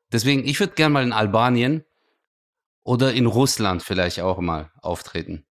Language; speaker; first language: German; early bilingual, other home language; Turkish